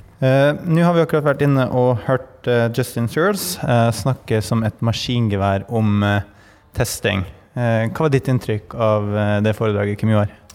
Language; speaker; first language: Norwegian; native; Norwegian